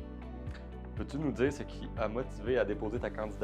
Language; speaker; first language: French; native; French